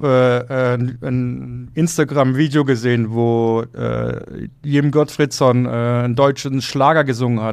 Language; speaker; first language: German; native; German